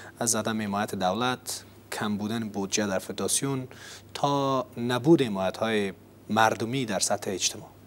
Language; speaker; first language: Persian; native; Persian